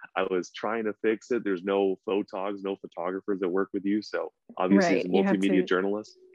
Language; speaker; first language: English; native; English